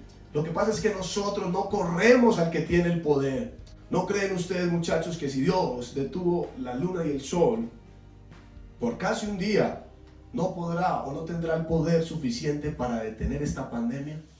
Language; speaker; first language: Spanish; native; Spanish